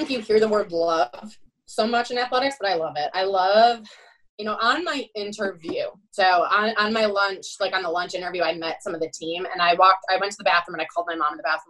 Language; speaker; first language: English; native; English